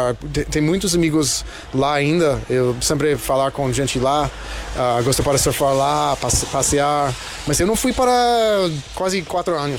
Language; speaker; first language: Portuguese; non-native, learner; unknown